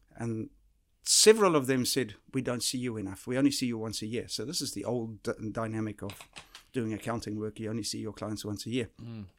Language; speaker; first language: English; early bilingual, other home language; Dutch